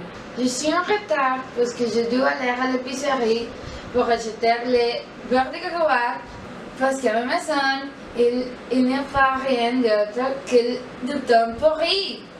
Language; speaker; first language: French; non-native, learner; Spanish